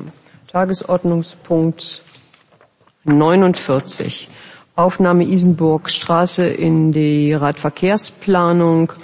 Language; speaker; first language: German; native; German